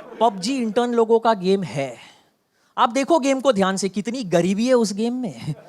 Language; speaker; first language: Hindi; non-native, local second language; Bangla